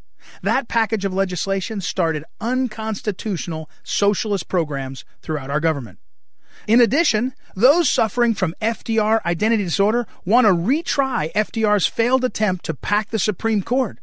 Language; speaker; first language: English; native; English